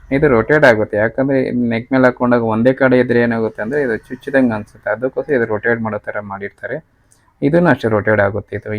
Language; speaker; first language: Kannada; non-native, local second language; Telugu